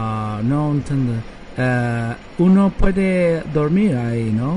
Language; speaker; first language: Spanish; non-native, learner; French